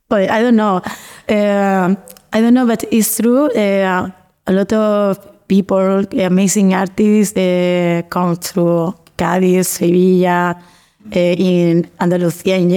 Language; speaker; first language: English; non-native, learner; Spanish